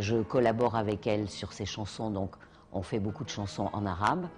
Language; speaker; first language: French; native; French